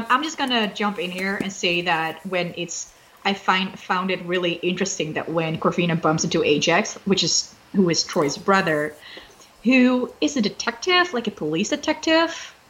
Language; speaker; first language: English; non-native, fluent; Dutch